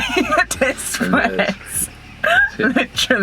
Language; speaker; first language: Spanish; non-native, learner; English